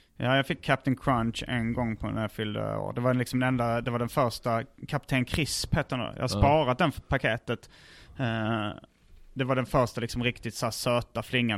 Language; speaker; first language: Swedish; native; Swedish